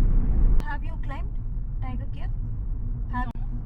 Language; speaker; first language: English; non-native, local second language; Kannada